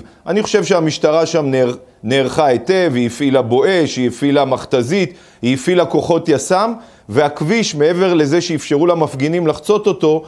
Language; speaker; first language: Hebrew; native; Hebrew